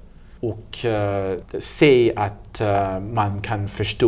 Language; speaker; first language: Swedish; non-native, learner; English